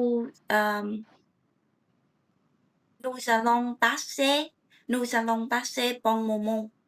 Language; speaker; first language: French; non-native, learner; Vietnamese